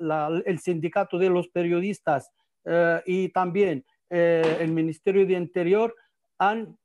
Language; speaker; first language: Spanish; non-native, fluent; Arabic